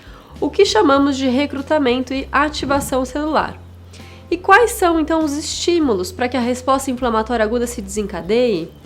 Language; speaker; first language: Portuguese; native; Portuguese